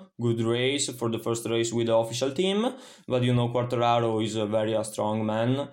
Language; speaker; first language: English; non-native, fluent; Italian